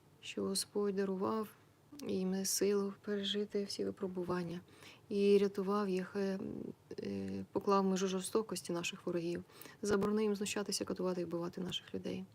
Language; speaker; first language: Ukrainian; native; Ukrainian